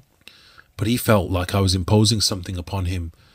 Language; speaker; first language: English; native; English